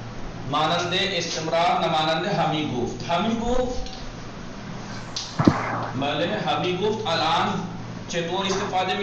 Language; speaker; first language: Persian; non-native, fluent; Urdu